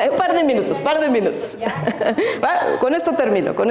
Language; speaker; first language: Spanish; native; Spanish